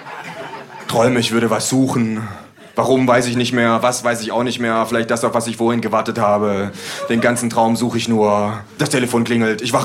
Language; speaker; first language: German; native; German